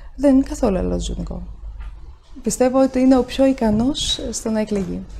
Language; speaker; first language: Greek; early bilingual, heritage; Greek